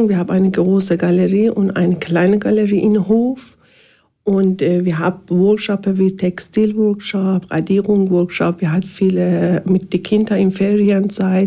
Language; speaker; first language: German; non-native, fluent; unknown